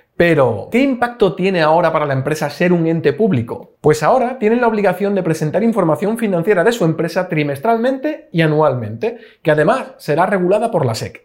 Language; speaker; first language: Spanish; native; Spanish